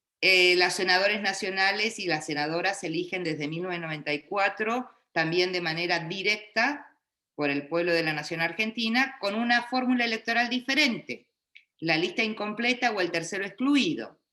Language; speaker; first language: Spanish; native; Spanish